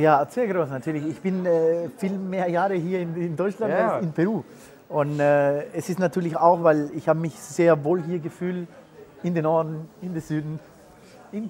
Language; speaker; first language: German; non-native, fluent; Spanish